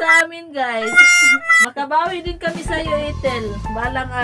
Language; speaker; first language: Filipino; native; Filipino